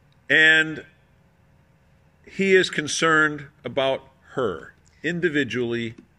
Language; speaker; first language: English; native; English